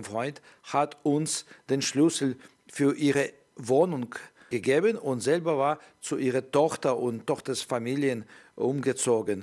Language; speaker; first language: German; non-native, learner; Ukrainian